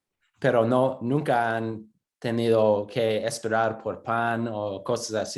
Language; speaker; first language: Spanish; non-native, fluent; English